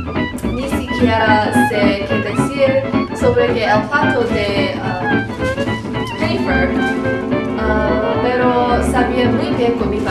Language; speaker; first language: Spanish; non-native, learner; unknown